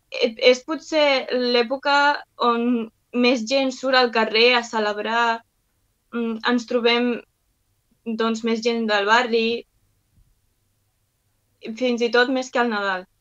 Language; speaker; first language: Catalan; non-native, local second language; Spanish